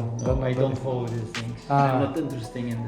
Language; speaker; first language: English; non-native, fluent; Dutch